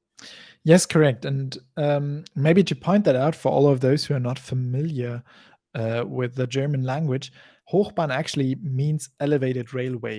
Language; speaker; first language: English; non-native, fluent; German